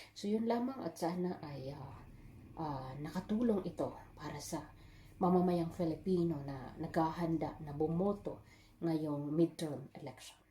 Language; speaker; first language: Filipino; non-native, local second language; Waray